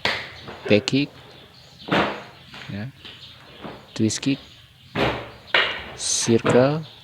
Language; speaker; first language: English; non-native, learner; Indonesian